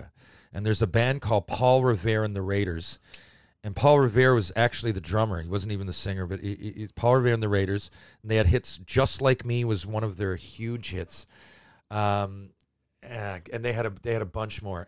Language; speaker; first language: English; native; English